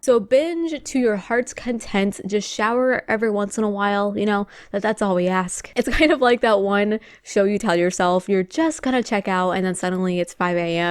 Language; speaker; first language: English; native; English